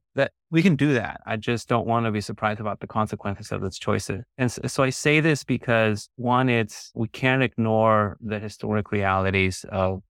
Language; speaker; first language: English; early bilingual, other home language; Spanish